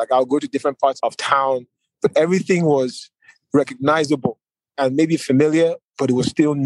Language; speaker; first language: English; non-native, local second language; Yoruba